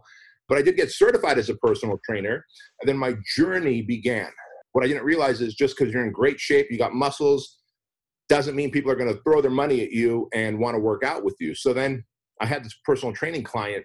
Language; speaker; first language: English; early bilingual, other home language; Armenian